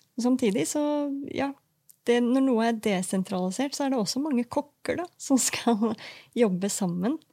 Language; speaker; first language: Norwegian; native; Norwegian